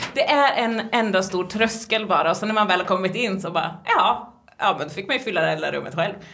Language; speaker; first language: Swedish; native; Swedish